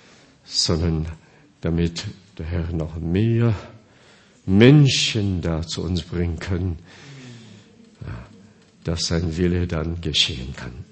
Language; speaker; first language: German; non-native, fluent; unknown